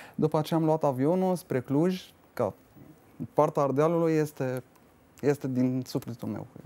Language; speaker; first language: Romanian; non-native, fluent; Arabic